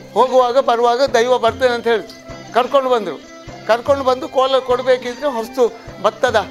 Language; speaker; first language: Kannada; non-native, local second language; Tulu